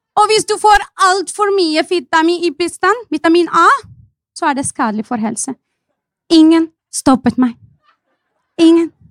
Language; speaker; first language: Norwegian; non-native, fluent; Arabic